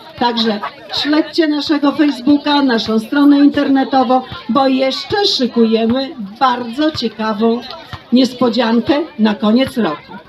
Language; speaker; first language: Polish; native; Polish